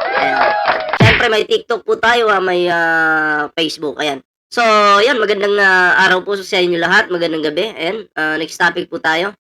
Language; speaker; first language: Filipino; non-native, local second language; Cebuano